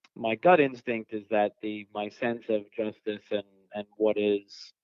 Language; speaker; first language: English; native; English